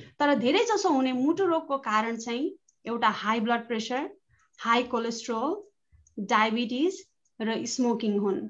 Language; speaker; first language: Nepali; native; Nepali